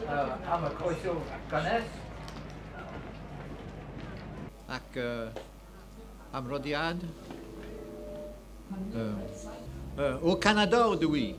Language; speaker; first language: Welsh; non-native, learner; French